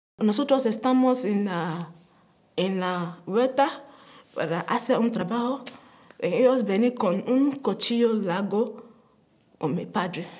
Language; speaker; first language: Spanish; non-native, learner; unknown